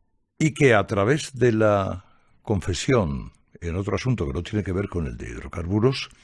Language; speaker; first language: Spanish; native; Spanish